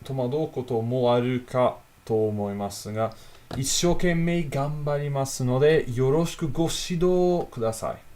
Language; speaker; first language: Japanese; non-native, learner; Italian